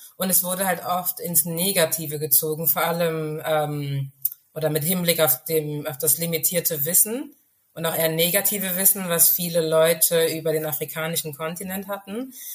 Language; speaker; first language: German; early bilingual, other home language; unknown